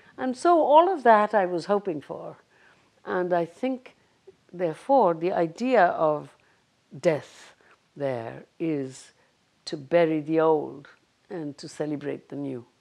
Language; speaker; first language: English; non-native, local second language; Bangla